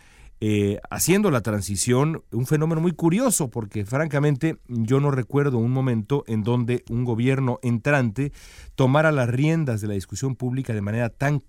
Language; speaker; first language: Spanish; native; Spanish